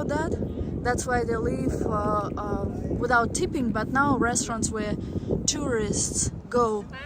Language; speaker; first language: English; non-native, fluent; Russian